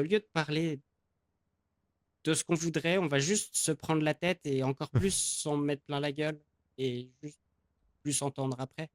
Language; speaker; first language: French; native; French